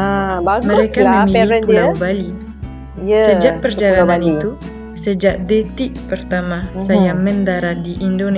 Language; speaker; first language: Indonesian; non-native, fluent; French